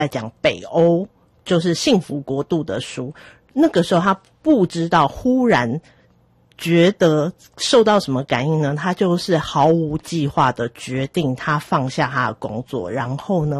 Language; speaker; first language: Chinese; native; Chinese